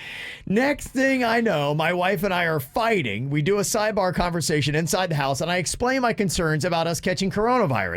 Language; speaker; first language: English; native; English